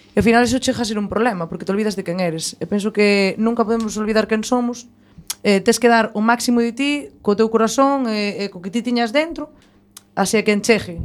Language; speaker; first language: Galician; non-native, local second language; Spanish